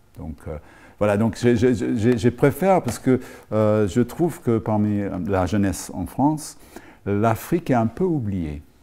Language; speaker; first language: French; non-native, fluent; English